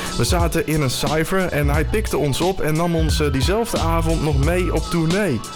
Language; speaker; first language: Dutch; native; Dutch